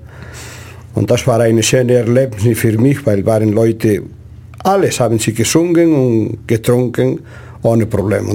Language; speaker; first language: German; non-native, learner; Spanish